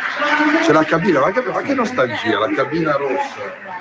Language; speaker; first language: Italian; native; Italian